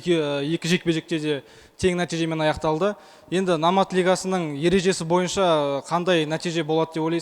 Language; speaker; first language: Kazakh; native; Kazakh